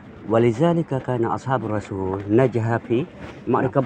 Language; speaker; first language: Arabic; non-native, learner; Malay